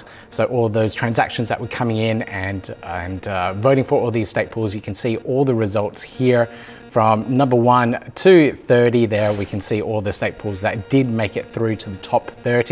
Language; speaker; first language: English; native; English